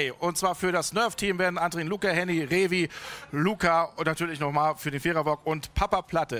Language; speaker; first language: German; native; German